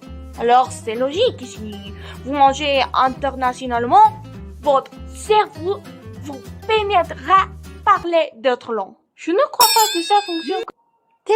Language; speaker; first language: French; non-native, learner; Spanish